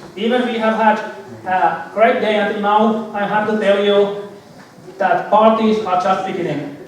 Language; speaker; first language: English; non-native, fluent; Finnish